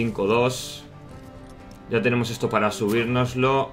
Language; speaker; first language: Spanish; native; Spanish